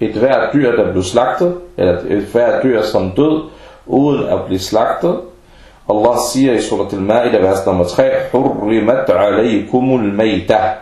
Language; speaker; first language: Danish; early bilingual, other home language; Arabic